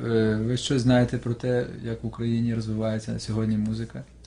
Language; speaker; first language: Ukrainian; native; Ukrainian